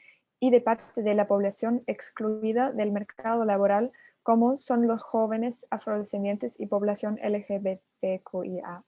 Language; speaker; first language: Spanish; non-native, fluent; German